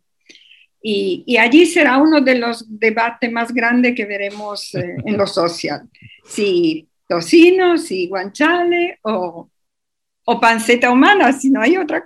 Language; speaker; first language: Spanish; non-native, fluent; Italian